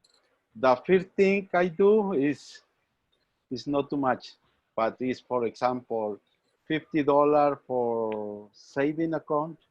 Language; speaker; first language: English; non-native, learner; Spanish